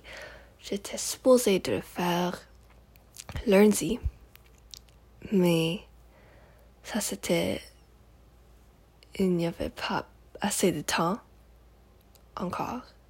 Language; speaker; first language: French; non-native, local second language; English